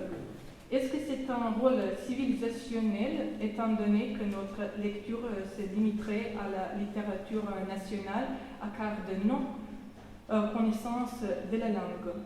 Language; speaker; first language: French; non-native, fluent; Serbian